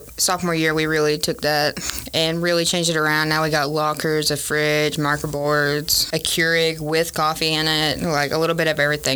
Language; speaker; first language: English; native; English